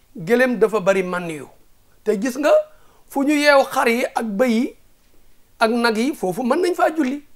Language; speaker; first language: Wolof; native; Wolof